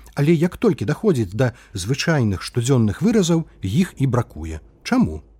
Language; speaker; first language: Belarusian; native; Belarusian